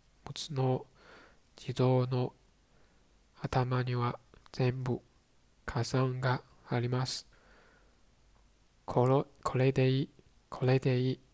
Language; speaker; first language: Japanese; non-native, learner; Chinese